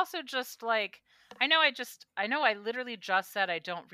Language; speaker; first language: English; native; English